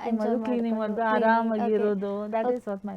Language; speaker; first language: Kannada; non-native, learner; Hindi